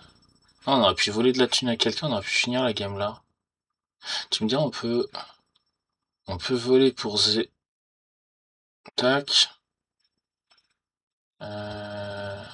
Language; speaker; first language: French; native; French